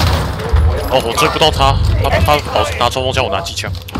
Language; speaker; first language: Chinese; native; Chinese